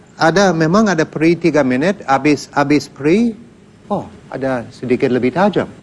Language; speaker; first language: Indonesian; non-native, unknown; English